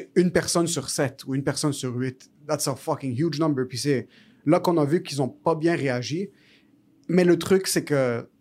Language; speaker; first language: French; early bilingual, other home language; Arabic